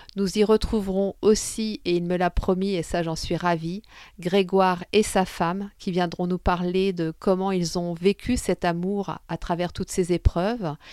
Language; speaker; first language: French; native; French